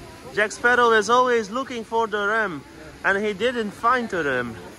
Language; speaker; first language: English; non-native, learner; Dutch